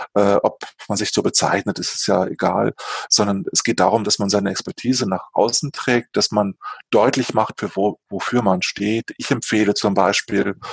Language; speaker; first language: German; native; German